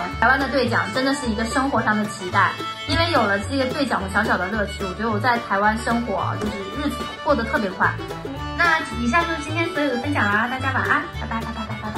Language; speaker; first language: Chinese; native; Chinese